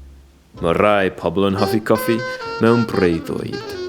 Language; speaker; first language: Welsh; non-native, learner; English